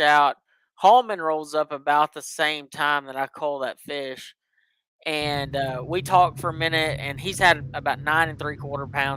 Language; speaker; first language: English; native; English